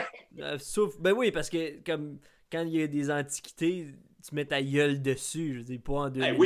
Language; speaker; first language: French; native; French